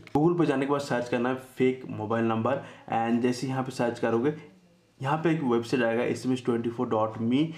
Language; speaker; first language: Hindi; native; Hindi